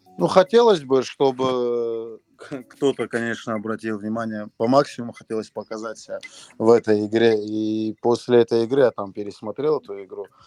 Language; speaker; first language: Russian; native; Russian